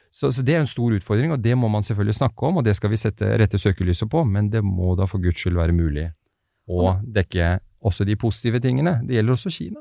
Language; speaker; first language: Norwegian; early bilingual, other home language; Persian